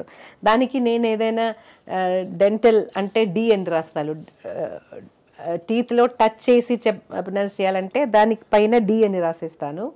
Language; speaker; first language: Telugu; non-native, local second language; Malayalam